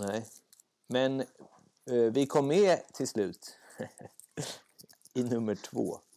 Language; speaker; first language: Swedish; native; Swedish